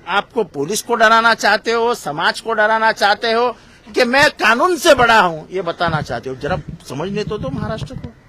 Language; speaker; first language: Hindi; non-native, local second language; Marathi